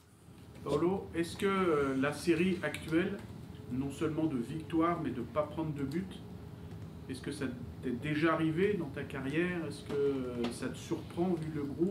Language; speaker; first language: French; native; French